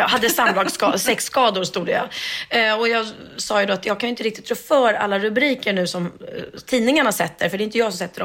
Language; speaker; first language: Swedish; native; Swedish